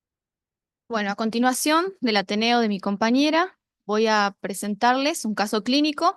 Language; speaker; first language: Spanish; native; Spanish